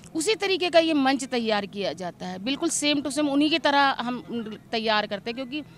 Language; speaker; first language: Hindi; native; Hindi